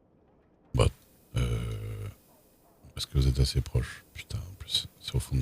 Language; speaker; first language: French; native; French